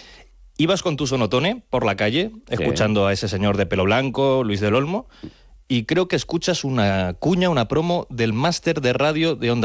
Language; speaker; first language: Spanish; native; Spanish